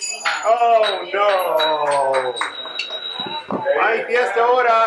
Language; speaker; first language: Spanish; non-native, learner; English